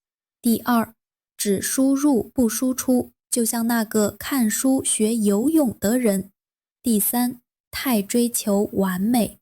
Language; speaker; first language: Chinese; non-native, fluent; Vietnamese